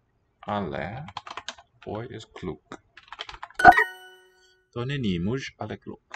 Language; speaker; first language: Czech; non-native, learner; English